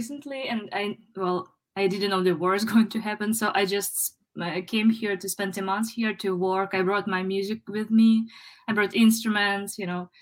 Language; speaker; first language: English; non-native, fluent; Ukrainian